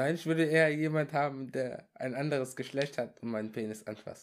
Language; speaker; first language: German; early bilingual, other home language; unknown